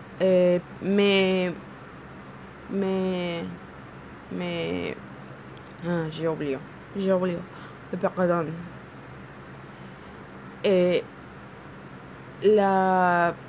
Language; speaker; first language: French; non-native, learner; Spanish